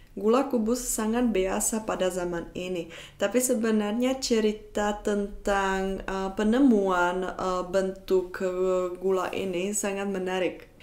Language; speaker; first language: Indonesian; non-native, fluent; Czech